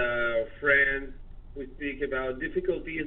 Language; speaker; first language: English; non-native, learner; French